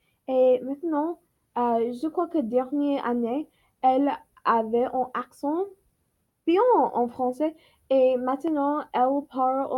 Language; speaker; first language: French; non-native, learner; English